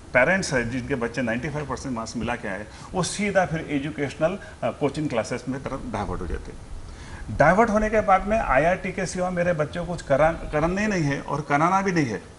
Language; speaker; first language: Hindi; native; Hindi